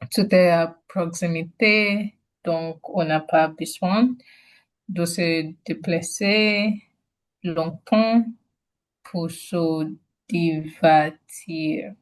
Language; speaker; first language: French; non-native, learner; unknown